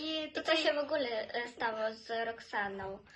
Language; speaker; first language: Polish; non-native, learner; Ukrainian